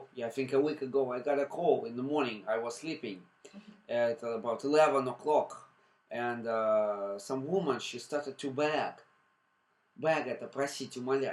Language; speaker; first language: English; non-native, fluent; Russian